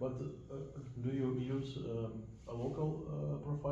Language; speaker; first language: English; non-native, learner; Russian